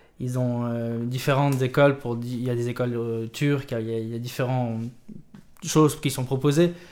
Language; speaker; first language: French; native; French